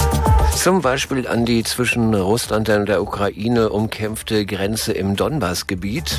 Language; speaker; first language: German; native; German